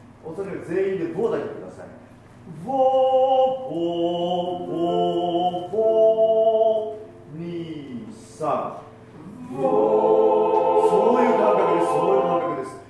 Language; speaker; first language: Japanese; native; Japanese